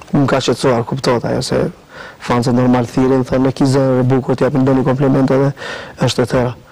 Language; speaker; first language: Albanian; early bilingual, heritage; Albanian